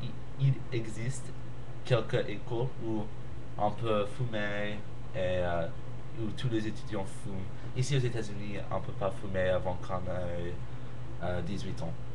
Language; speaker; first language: French; non-native, learner; English